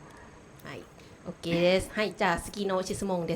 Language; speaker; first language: Japanese; non-native, learner; Thai